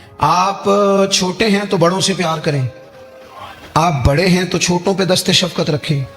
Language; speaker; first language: Urdu; non-native, local second language; Punjabi